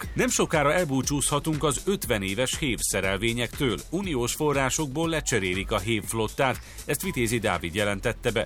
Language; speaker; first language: Hungarian; native; Hungarian